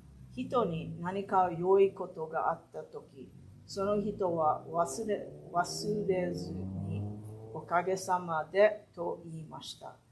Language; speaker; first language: Japanese; early bilingual, heritage; Japanese